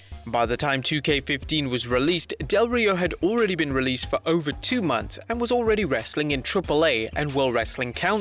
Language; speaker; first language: English; native; English